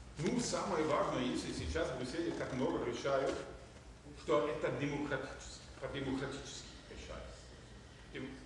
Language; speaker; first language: Russian; non-native, fluent; German